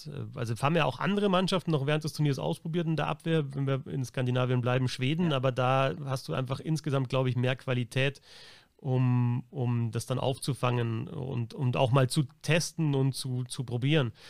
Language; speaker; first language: German; native; German